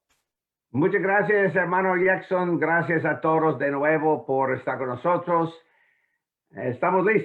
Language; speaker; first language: Spanish; non-native, fluent; English